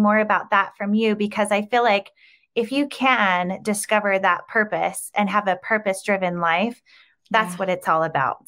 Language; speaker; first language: English; native; English